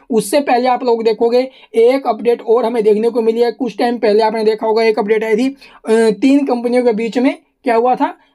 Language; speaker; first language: Hindi; native; Hindi